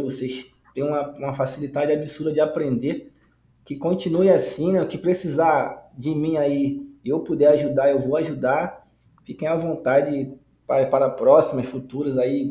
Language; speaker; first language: Portuguese; native; Portuguese